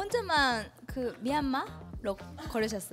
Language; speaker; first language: Korean; non-native, fluent; Japanese